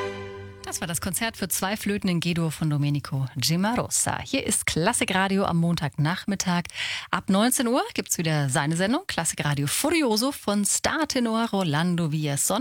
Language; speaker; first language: German; native; German